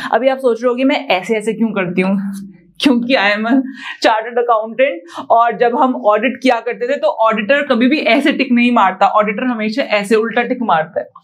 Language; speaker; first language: Hindi; native; Hindi